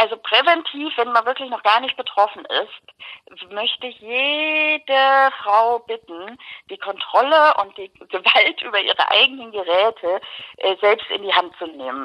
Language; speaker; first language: German; native; German